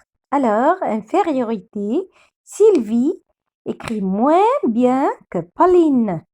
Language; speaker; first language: French; non-native, fluent; Arabic